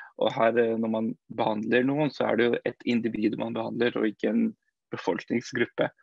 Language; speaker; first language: Norwegian; early bilingual, other home language; Urdu